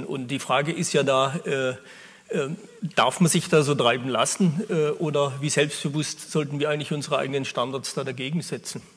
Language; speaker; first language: German; native; German